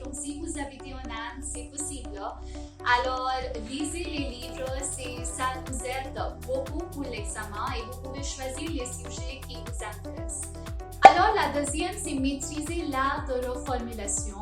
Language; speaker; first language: French; non-native, fluent; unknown